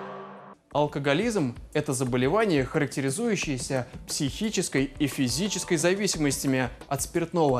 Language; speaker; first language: Russian; native; Russian